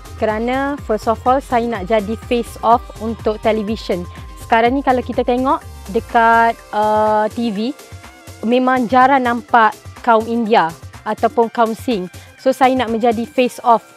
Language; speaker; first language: Malay; early bilingual, other home language; Punjabi